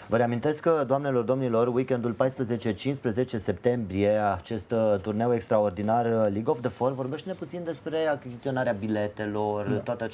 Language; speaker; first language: Romanian; native; Romanian